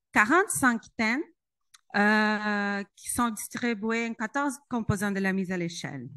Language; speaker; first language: French; non-native, fluent; Portuguese